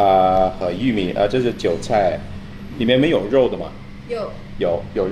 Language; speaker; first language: Chinese; non-native, fluent; English